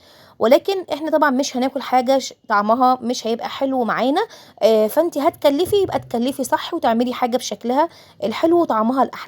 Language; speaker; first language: Arabic; native; Arabic